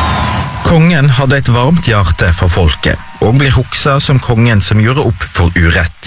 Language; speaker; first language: Norwegian; native; Norwegian